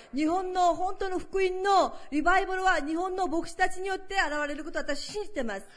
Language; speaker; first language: Japanese; non-native, fluent; Korean